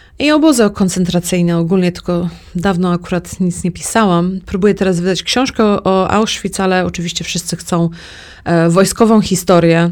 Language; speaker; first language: Polish; early bilingual, heritage; Polish